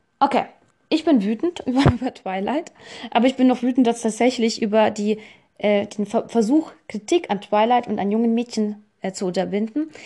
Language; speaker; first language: German; non-native, fluent; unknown